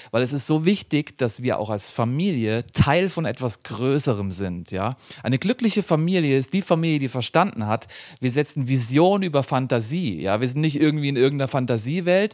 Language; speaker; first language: German; native; German